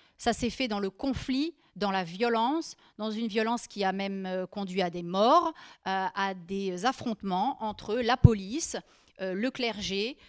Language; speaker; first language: French; native; French